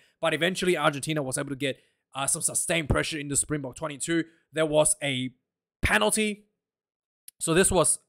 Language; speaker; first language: English; non-native, local second language; Afrikaans